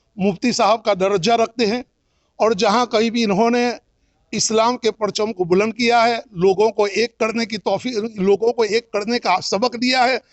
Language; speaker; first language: Hindi; non-native, local second language; Gujarati